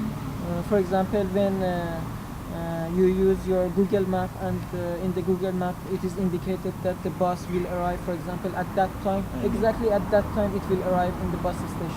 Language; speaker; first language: English; non-native, learner; Persian